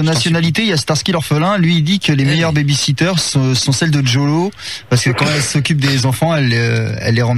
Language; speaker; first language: French; native; French